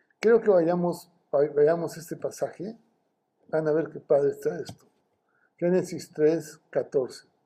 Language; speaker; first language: Spanish; native; Spanish